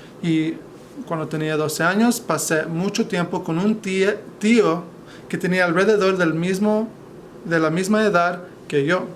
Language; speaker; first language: Spanish; non-native, fluent; English